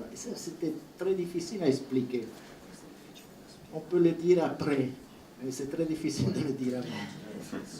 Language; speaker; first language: French; non-native, fluent; Italian